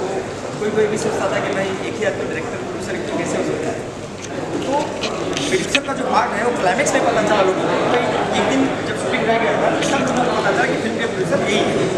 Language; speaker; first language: Hindi; native; Hindi